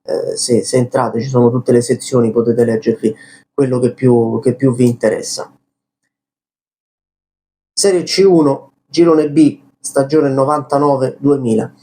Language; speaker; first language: Italian; native; Italian